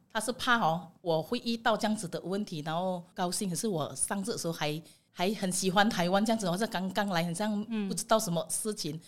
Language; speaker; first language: Chinese; non-native, fluent; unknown